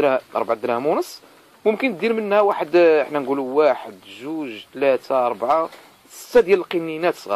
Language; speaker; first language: Arabic; native; Arabic